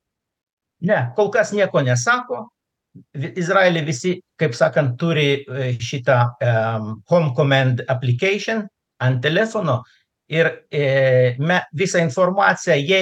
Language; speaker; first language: Lithuanian; non-native, local second language; Russian